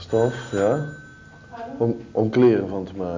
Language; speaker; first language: Dutch; native; Dutch